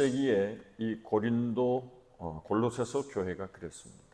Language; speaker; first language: Korean; native; Korean